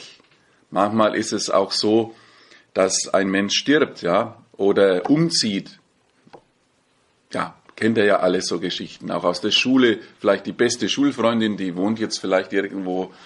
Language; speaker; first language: German; native; German